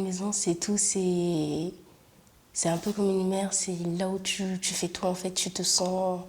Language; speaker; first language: French; non-native, local second language; Sango